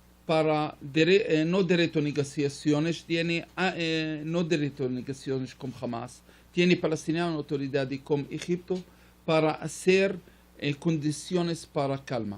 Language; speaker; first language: Spanish; non-native, learner; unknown